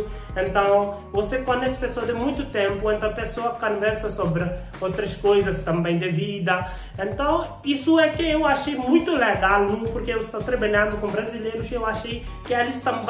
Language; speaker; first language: Portuguese; non-native, learner; Hindi